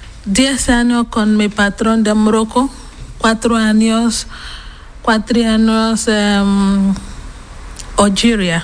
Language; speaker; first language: Spanish; non-native, learner; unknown